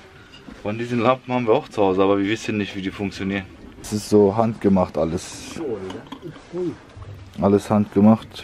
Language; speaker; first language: German; early bilingual, other home language; Turkish